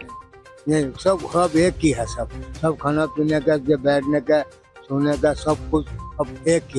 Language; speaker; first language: Hindi; non-native, local second language; Bangla